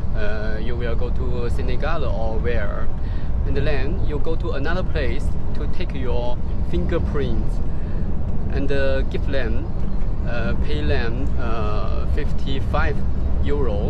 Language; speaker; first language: English; non-native, fluent; Chinese